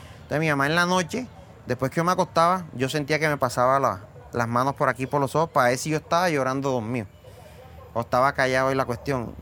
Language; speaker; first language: Spanish; native; Spanish